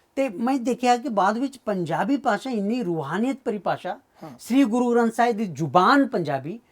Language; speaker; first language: Punjabi; non-native, fluent; Marathi